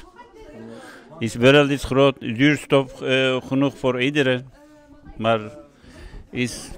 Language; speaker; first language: Dutch; non-native, learner; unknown